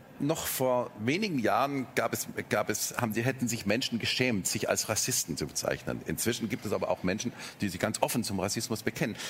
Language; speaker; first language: German; native; German